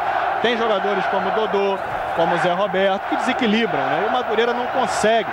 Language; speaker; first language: Portuguese; native; Portuguese